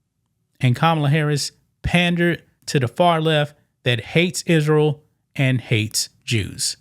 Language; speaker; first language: English; native; English